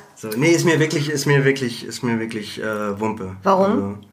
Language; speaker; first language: German; native; German